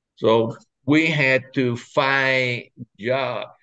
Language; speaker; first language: English; non-native, fluent; Vietnamese